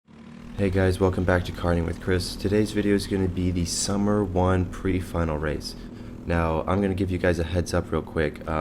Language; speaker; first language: English; native; English